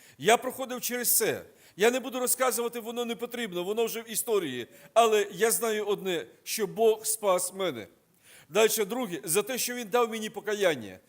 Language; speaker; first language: Ukrainian; non-native, local second language; Russian